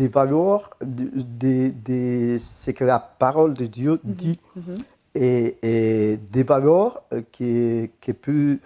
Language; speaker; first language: French; non-native, fluent; Spanish